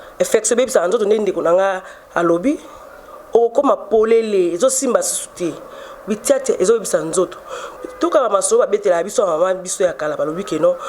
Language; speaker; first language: Lingala; non-native, local second language; Swahili